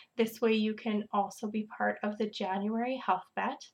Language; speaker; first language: English; native; English